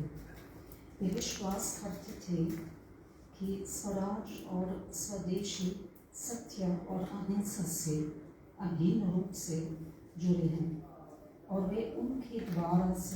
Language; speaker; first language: Hindi; non-native, fluent; German